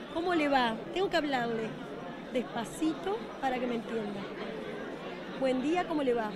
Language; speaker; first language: Spanish; native; Spanish